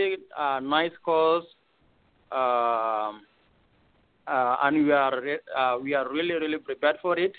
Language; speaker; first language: English; non-native, local second language; Kalenjin